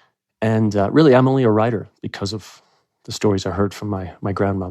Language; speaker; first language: English; native; English